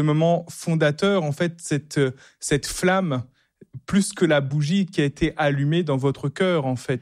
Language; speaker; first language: French; native; French